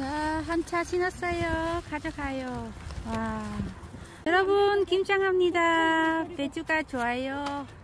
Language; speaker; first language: Korean; non-native, learner; Vietnamese